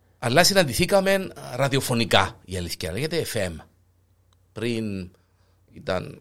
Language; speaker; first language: Greek; native; Greek